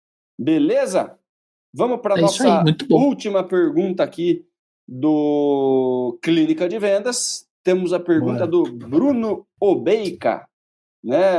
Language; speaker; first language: Portuguese; native; Portuguese